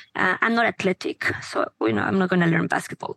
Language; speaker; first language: English; non-native, fluent; Spanish